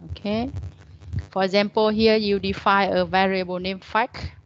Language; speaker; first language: English; non-native, learner; Vietnamese